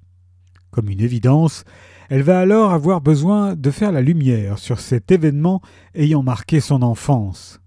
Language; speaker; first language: French; native; French